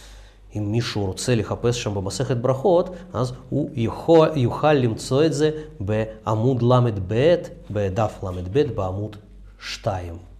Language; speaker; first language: Hebrew; non-native, fluent; Russian